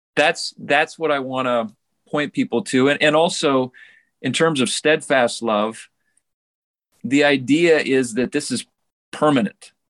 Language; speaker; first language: English; native; English